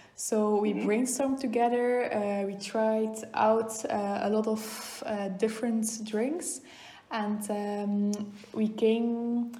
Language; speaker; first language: English; non-native, fluent; Dutch